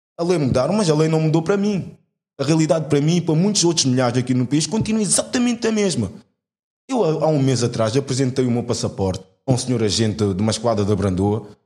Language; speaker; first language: Portuguese; native; Portuguese